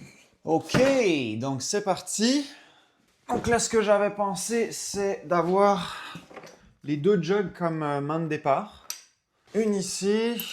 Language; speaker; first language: French; native; French